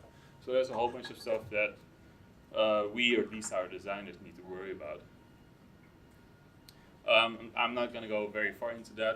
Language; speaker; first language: English; non-native, fluent; Dutch